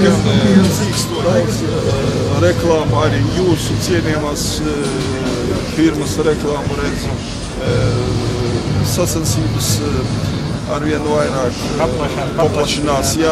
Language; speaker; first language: Latvian; native; Latvian